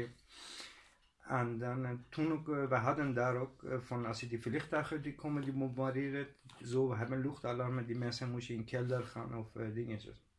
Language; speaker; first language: Dutch; non-native, learner; Persian